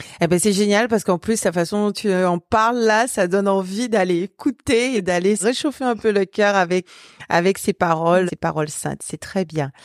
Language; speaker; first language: French; native; French